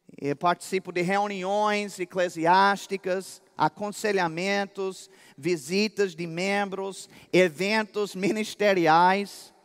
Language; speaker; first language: Portuguese; non-native, fluent; English